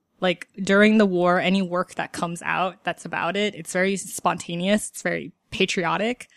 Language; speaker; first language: English; native; English